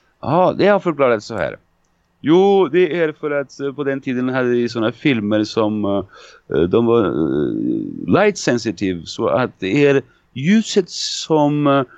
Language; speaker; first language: Swedish; non-native, fluent; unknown